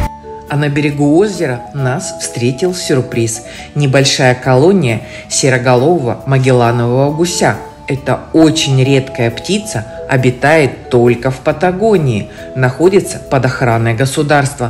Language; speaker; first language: Russian; native; Russian